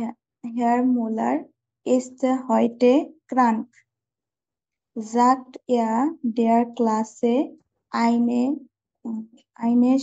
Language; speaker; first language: German; non-native, learner; Bangla